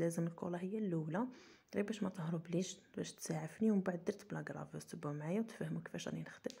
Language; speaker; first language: Arabic; native; Arabic